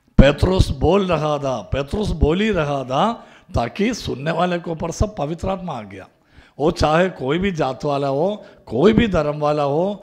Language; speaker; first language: Hindi; non-native, local second language; Malayalam